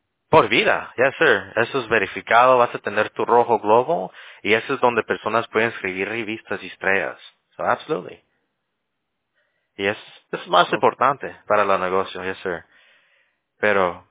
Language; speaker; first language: Spanish; early bilingual, heritage; Spanish